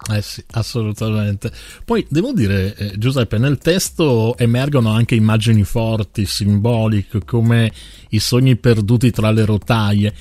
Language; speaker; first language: Italian; native; Italian